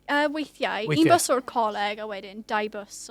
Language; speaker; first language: Welsh; non-native, local second language; English